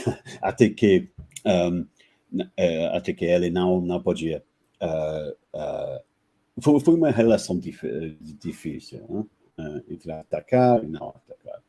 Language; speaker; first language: Portuguese; non-native, fluent; English